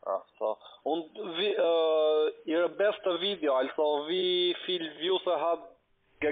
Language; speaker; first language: German; non-native, learner; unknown